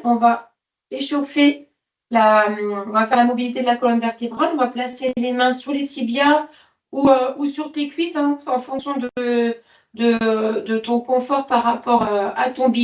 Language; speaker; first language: French; native; French